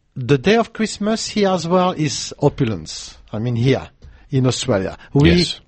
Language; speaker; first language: English; non-native, fluent; French